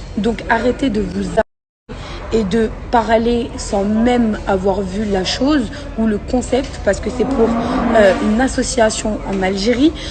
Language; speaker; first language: French; early bilingual, other home language; Arabic